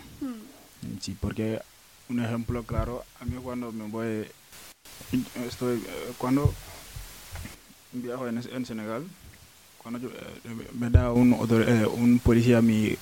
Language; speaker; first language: Spanish; non-native, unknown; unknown